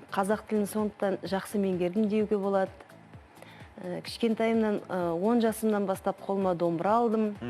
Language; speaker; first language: Kazakh; non-native, local second language; Russian